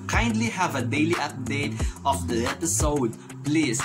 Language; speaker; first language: English; non-native, local second language; Filipino